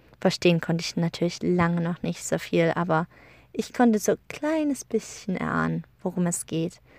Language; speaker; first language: German; native; German